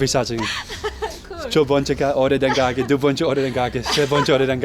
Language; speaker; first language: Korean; non-native, learner; Dutch